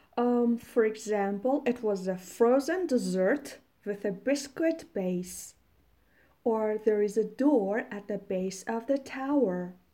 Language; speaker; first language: English; non-native, fluent; Persian